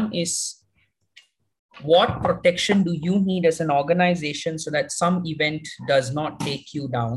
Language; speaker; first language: English; non-native, local second language; Malayalam